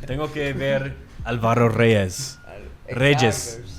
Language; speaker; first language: Spanish; non-native, learner; English